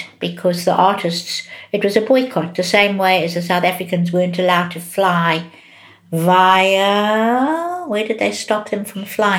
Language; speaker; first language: English; native; English